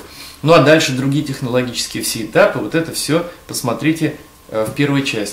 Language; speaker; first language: Russian; native; Russian